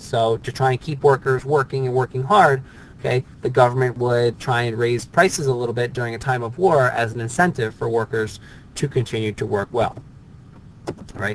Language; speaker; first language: English; native; English